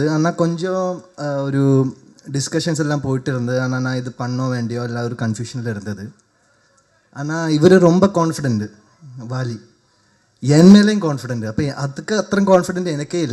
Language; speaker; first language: Tamil; non-native, learner; Malayalam